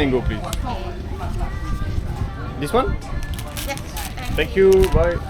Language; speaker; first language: English; non-native, learner; French